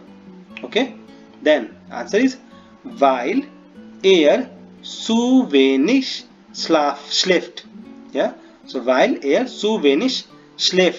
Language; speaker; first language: German; non-native, fluent; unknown